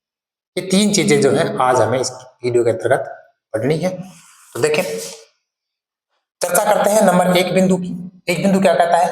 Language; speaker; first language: Hindi; native; Hindi